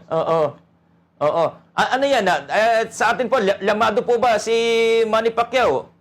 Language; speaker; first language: Filipino; non-native, local second language; Pangasinan